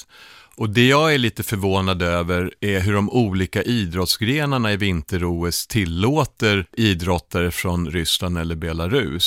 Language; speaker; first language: Swedish; native; Swedish